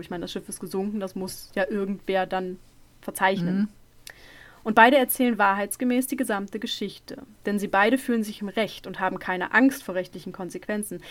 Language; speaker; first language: German; native; German